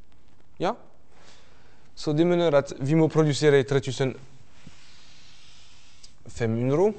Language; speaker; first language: Norwegian; non-native, fluent; French